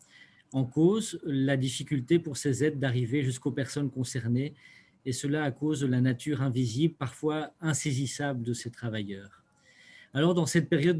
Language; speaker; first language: French; native; French